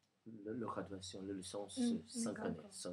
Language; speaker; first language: French; non-native, learner; Portuguese